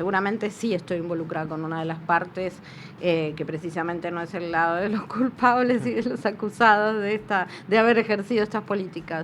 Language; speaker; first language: Spanish; native; Spanish